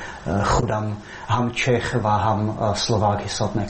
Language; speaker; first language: Persian; non-native, fluent; Czech